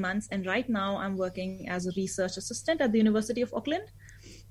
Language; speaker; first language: English; non-native, local second language; Hindi